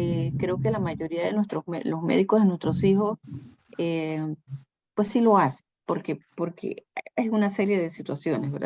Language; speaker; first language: Spanish; native; Spanish